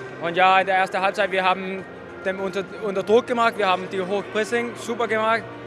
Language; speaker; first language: German; non-native, fluent; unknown